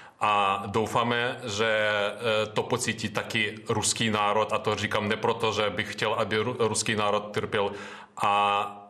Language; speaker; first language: Czech; non-native, fluent; Ukrainian